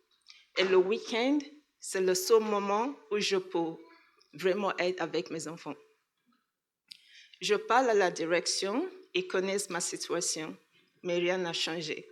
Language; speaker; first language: French; non-native, learner; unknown